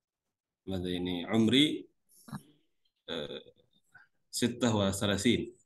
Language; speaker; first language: Arabic; non-native, learner; Indonesian